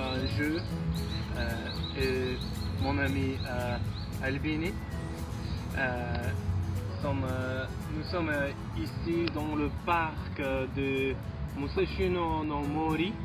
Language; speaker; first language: French; non-native, learner; Mongolian